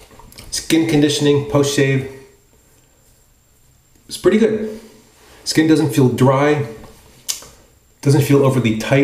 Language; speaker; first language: English; native; English